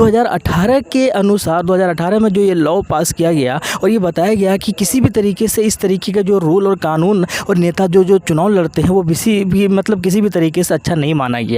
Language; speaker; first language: Hindi; native; Hindi